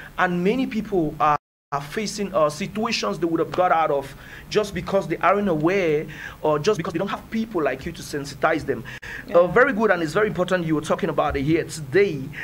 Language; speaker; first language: English; native; English